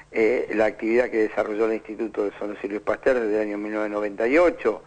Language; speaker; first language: Spanish; native; Spanish